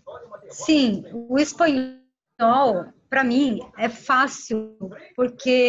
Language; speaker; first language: Spanish; non-native, learner; Portuguese